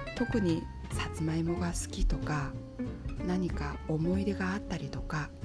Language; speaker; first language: Japanese; non-native, fluent; Chinese